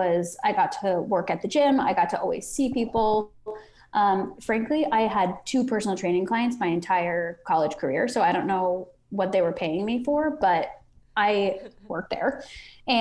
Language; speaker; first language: English; native; English